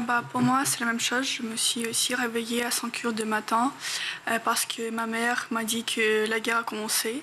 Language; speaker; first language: French; non-native, fluent; Ukrainian